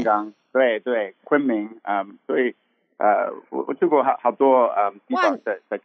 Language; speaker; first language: Chinese; non-native, learner; English